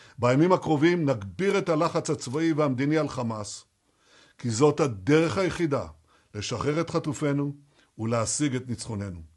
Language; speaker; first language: Hebrew; native; Hebrew